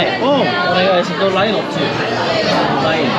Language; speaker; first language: Korean; non-native, learner; Japanese